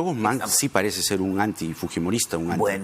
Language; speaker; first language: Spanish; native; Spanish